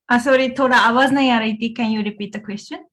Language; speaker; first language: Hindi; non-native, fluent; Japanese